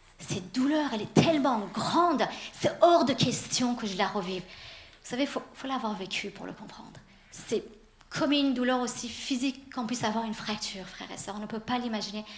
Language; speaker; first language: French; early bilingual, other home language; Persian